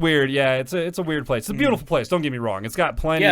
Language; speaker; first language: English; native; English